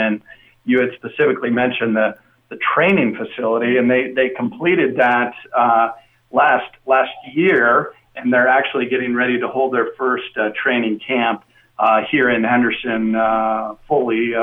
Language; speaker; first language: English; native; English